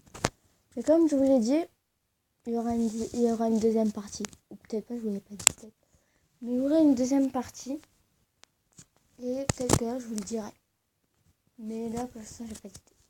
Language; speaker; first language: French; early bilingual, other home language; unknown